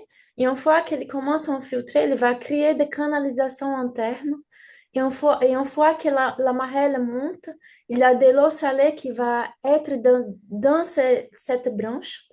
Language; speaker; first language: French; non-native, fluent; Portuguese